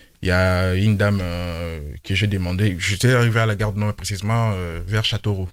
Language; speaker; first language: French; non-native, local second language; Lingala